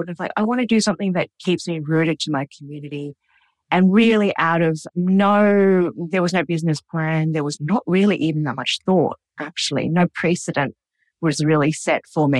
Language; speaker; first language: English; native; English